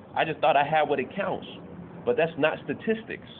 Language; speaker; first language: English; native; English